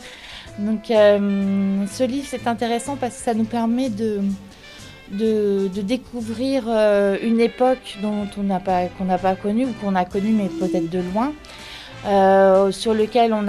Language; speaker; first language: French; native; French